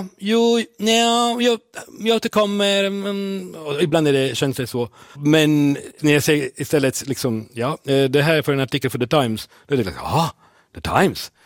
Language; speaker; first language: Swedish; non-native, fluent; Italian